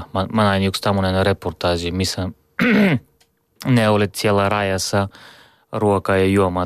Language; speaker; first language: Finnish; non-native, learner; Bulgarian